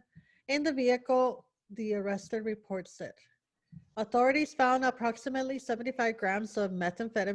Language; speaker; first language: English; early bilingual, other home language; Spanish